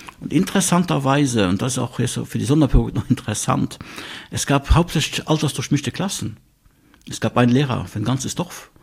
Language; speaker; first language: German; non-native, local second language; Luxembourgish